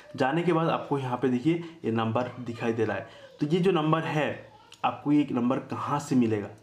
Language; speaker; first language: Hindi; native; Hindi